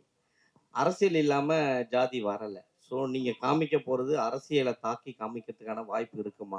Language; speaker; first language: Tamil; native; Tamil